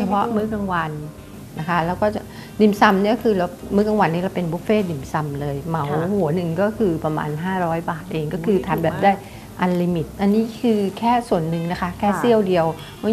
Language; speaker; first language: Thai; native; Thai